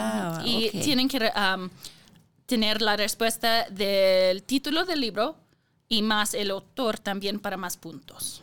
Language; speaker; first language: Spanish; non-native, fluent; English